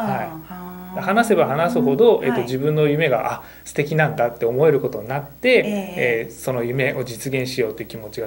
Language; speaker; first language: Japanese; native; Japanese